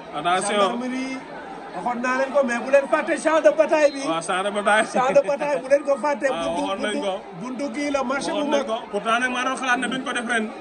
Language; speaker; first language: Wolof; native; Wolof